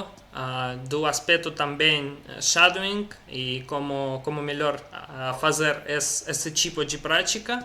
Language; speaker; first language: Portuguese; non-native, learner; Russian